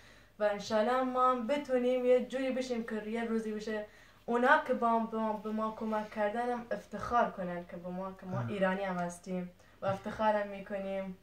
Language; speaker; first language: Persian; non-native, fluent; Kurdish